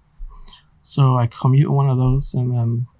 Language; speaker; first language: English; non-native, fluent; Spanish